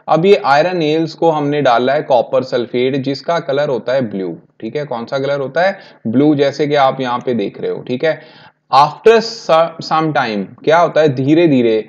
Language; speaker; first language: Hindi; non-native, local second language; Punjabi